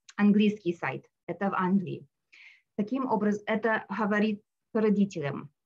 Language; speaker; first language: Russian; non-native, fluent; English